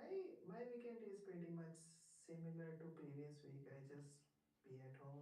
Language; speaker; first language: English; non-native, learner; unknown